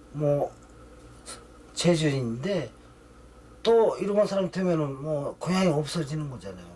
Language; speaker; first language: Korean; early bilingual, heritage; Korean